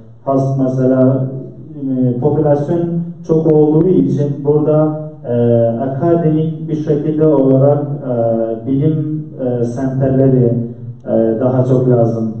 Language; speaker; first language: Turkish; non-native, fluent; Central Kurdish